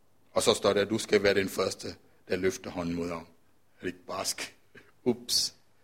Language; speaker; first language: Danish; non-native, fluent; Sinhala